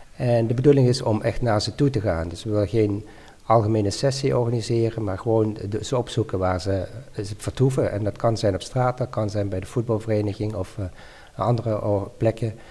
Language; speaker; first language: Dutch; native; Dutch